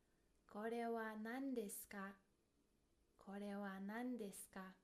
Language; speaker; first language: Japanese; non-native, fluent; English